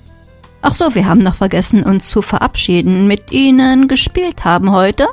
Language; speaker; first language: German; native; German